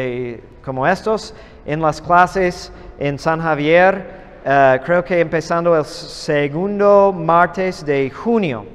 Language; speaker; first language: Spanish; non-native, fluent; English